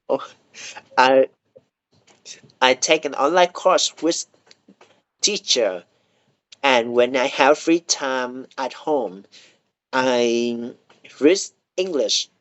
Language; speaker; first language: English; non-native, learner; Vietnamese